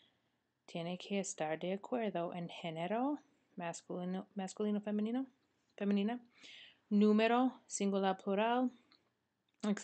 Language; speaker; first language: Spanish; non-native, fluent; English